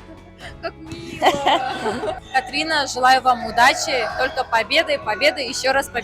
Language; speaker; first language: Russian; native; Russian